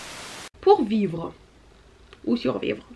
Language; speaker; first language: French; non-native, fluent; Russian